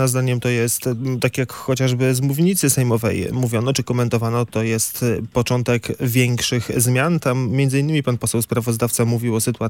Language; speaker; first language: Polish; native; Polish